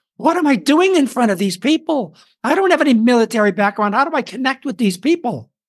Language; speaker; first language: English; native; English